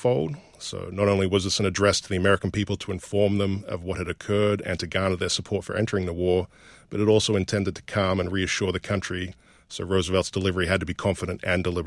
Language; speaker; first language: English; native; English